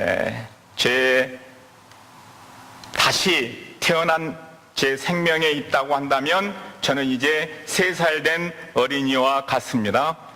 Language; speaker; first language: Korean; native; Korean